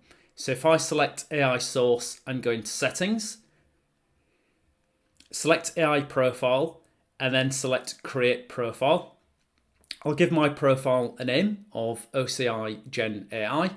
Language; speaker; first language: English; native; English